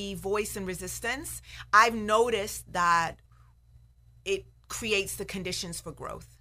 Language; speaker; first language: English; native; English